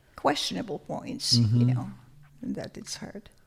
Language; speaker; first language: English; early bilingual, other home language; Lithuanian